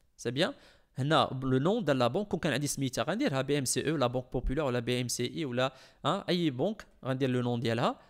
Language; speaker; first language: French; non-native, local second language; Arabic